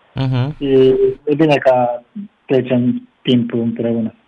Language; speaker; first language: Romanian; non-native, fluent; Japanese